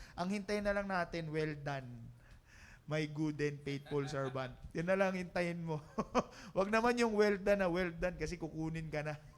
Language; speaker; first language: Filipino; native; Filipino